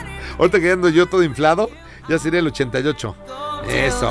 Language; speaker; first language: Spanish; native; Spanish